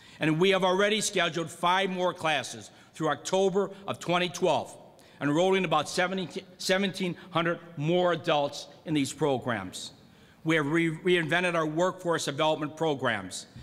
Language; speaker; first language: English; native; English